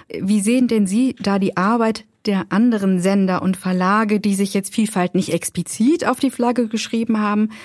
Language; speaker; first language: German; native; German